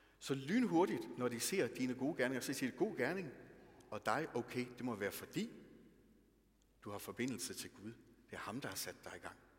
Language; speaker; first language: Danish; native; Danish